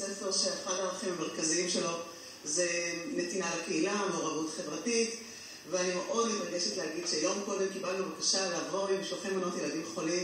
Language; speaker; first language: Hebrew; native; Hebrew